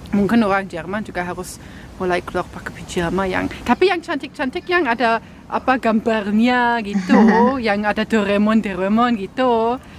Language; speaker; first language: Indonesian; non-native, fluent; German